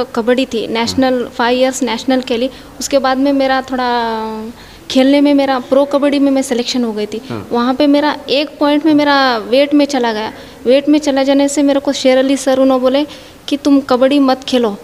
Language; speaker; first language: Hindi; non-native, local second language; Kannada